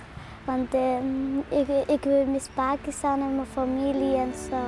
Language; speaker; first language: Dutch; early bilingual, other home language; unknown